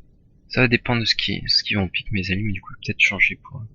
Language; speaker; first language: French; native; French